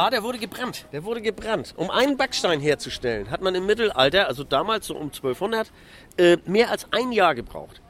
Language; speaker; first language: German; native; German